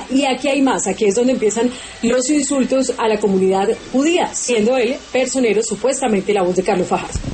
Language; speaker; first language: Spanish; native; Spanish